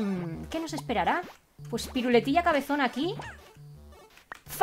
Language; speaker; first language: Spanish; native; Spanish